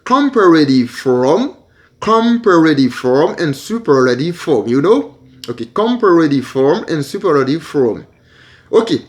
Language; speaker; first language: English; non-native, learner; Haitian Creole